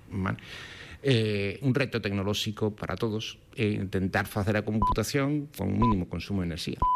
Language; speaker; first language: Galician; non-native, local second language; Spanish